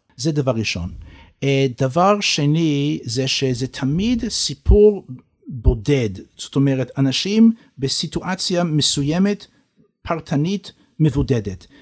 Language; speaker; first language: Hebrew; non-native, fluent; English